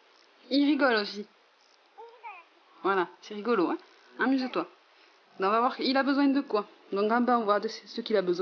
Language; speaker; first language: French; native; French